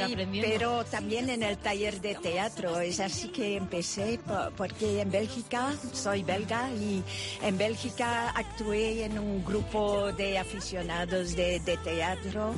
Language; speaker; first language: Spanish; non-native, learner; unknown